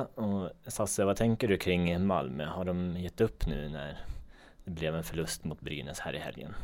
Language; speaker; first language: Swedish; native; Swedish